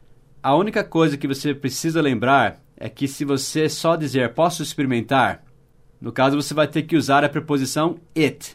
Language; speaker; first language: Portuguese; non-native, fluent; English